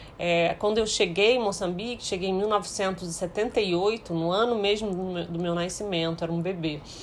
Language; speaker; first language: Portuguese; early bilingual, heritage; Portuguese